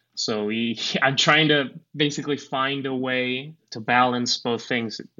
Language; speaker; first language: English; non-native, fluent; Spanish